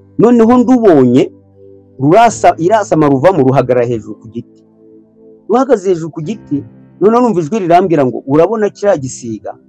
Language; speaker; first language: Kinyarwanda; native; Kinyarwanda